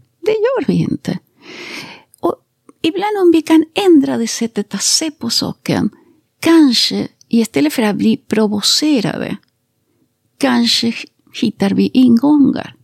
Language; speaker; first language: Swedish; non-native, fluent; Spanish